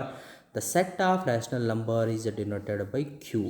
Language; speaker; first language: English; non-native, local second language; Kannada